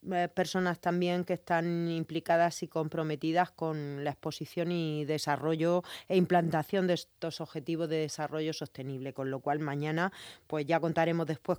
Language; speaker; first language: Spanish; native; Spanish